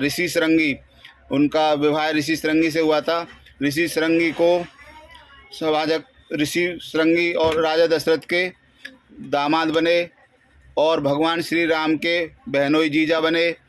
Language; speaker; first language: Hindi; native; Hindi